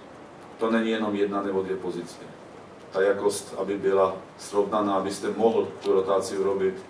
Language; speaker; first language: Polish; non-native, learner; Czech